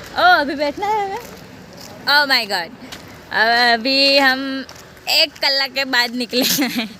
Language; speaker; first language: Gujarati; non-native, local second language; Kukna